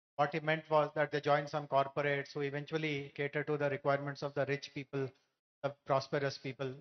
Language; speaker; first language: English; non-native, local second language; Telugu